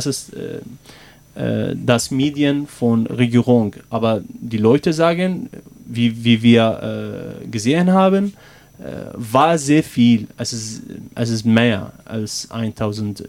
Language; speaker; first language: German; non-native, learner; Arabic